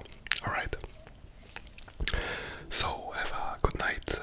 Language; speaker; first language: English; non-native, fluent; German